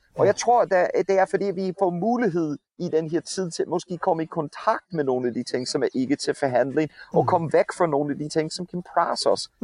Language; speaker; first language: Danish; non-native, fluent; English